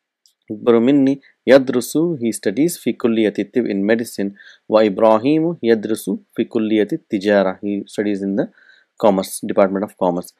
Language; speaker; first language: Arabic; non-native, fluent; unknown